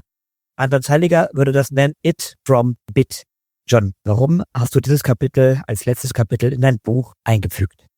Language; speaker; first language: German; native; German